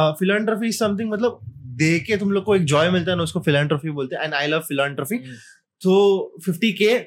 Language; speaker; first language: Hindi; non-native, local second language; Marathi